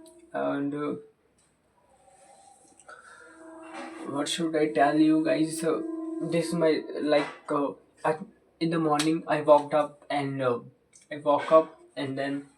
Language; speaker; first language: English; non-native, local second language; Hindi